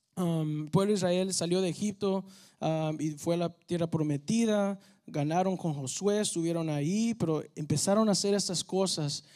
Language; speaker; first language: Spanish; early bilingual, heritage; Spanish